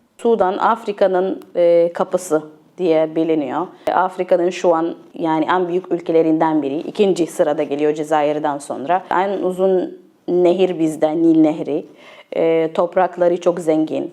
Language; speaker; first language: Turkish; non-native, fluent; Arabic